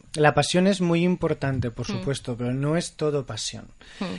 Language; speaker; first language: Spanish; native; Spanish